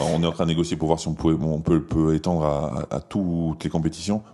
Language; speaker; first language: French; native; French